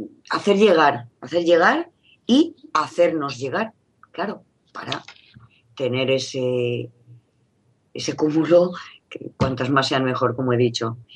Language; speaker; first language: Spanish; native; Spanish